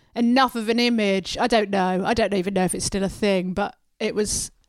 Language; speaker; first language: English; native; English